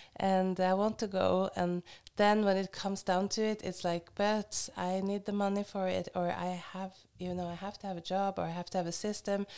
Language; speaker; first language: English; non-native, fluent; Norwegian